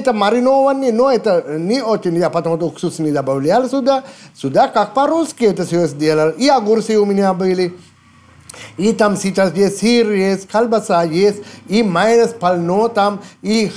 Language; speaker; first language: Russian; non-native, fluent; Sinhala